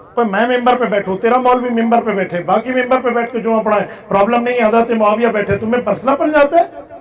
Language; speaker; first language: Urdu; non-native, local second language; Saraiki